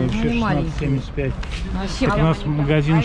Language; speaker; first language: Russian; native; Russian